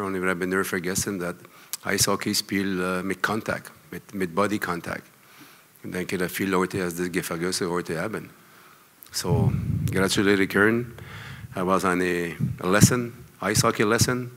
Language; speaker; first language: German; non-native, learner; French